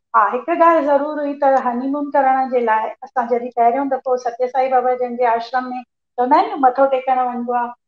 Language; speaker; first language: Sindhi; early bilingual, heritage; Sindhi